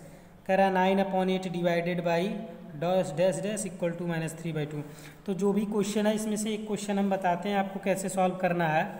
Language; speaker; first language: Hindi; native; Hindi